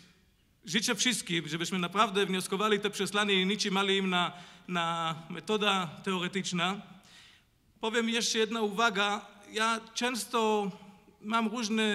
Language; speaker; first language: Polish; non-native, fluent; Hebrew